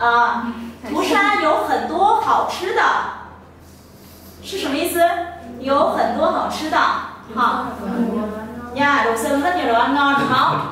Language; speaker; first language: Chinese; non-native, fluent; Vietnamese